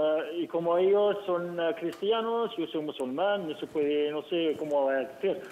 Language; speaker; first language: Spanish; non-native, learner; Arabic